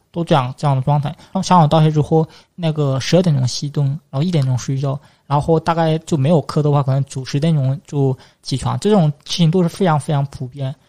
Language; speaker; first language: Chinese; non-native, fluent; Korean